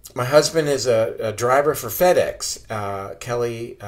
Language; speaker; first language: English; native; English